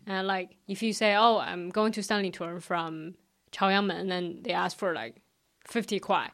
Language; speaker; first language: English; non-native, fluent; Chinese